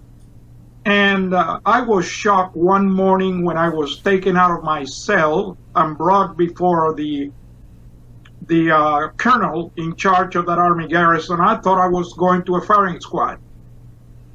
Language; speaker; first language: English; non-native, fluent; Spanish